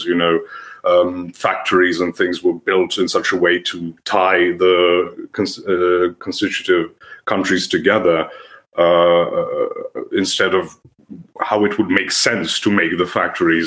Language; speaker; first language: English; non-native, fluent; Serbian